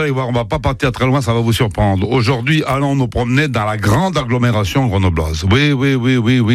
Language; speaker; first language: French; native; French